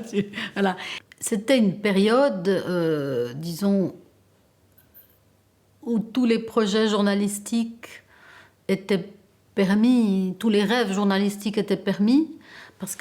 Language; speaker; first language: French; early bilingual, other home language; Italian